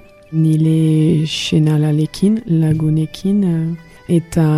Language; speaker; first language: Basque; non-native, learner; French